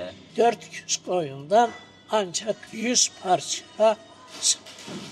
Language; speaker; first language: Turkish; non-native, local second language; Greek